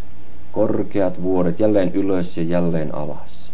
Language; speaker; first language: Finnish; native; Finnish